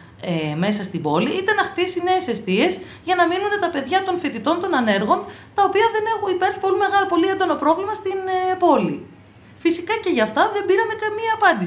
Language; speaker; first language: Greek; native; Greek